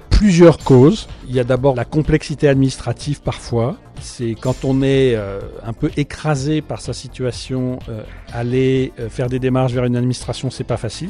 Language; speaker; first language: French; native; French